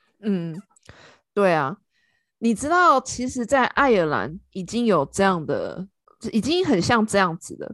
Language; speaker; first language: Chinese; native; Chinese